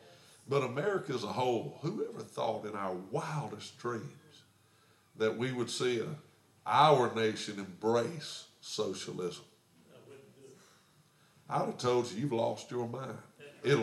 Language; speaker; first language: English; native; English